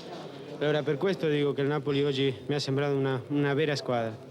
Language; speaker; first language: Italian; non-native, fluent; Spanish